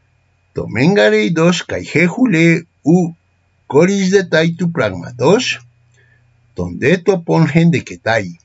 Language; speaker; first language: Greek; non-native, fluent; Spanish